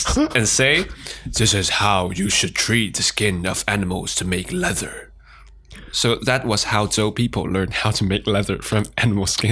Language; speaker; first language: English; non-native, fluent; Chinese